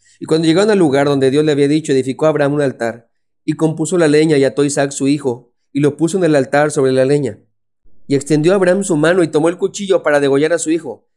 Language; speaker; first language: Spanish; native; Spanish